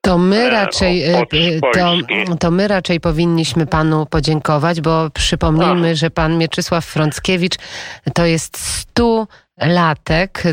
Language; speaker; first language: Polish; native; Polish